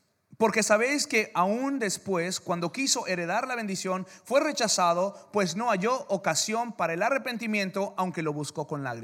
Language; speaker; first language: Spanish; early bilingual, heritage; English